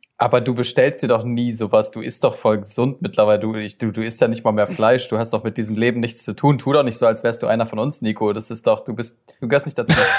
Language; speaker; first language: German; early bilingual, other home language; Turkish